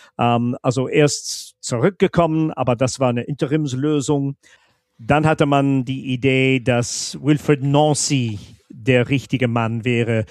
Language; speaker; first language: German; non-native, fluent; English